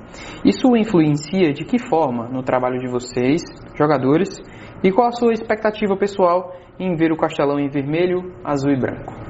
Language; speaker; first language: Portuguese; native; Portuguese